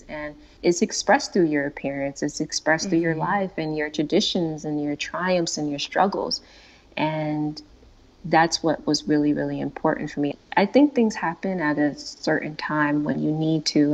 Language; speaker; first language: English; native; English